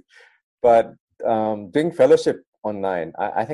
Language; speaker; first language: English; native; English